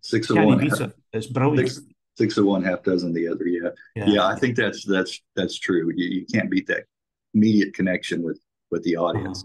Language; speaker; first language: English; native; English